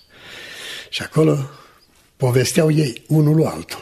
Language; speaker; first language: Romanian; native; Romanian